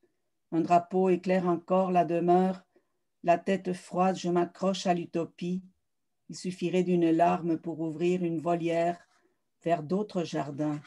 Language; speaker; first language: French; early bilingual, other home language; Spanish